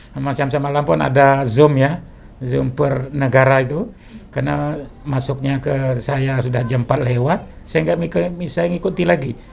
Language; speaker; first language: Indonesian; native; Indonesian